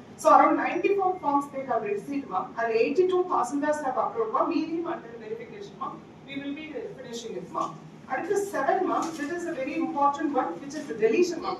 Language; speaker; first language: English; non-native, local second language; Tamil